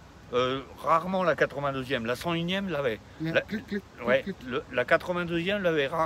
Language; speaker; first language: French; native; French